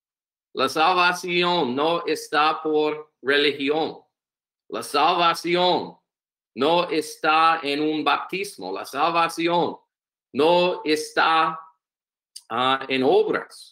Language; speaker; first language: Spanish; non-native, learner; English